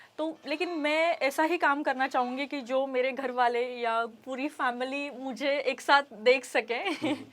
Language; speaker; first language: Hindi; non-native, local second language; Marathi